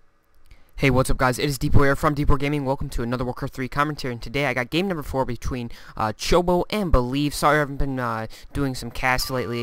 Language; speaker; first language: English; native; English